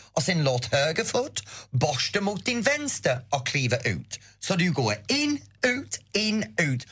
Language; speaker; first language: Swedish; non-native, fluent; English